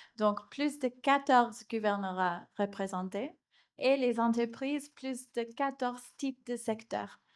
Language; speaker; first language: French; non-native, fluent; Spanish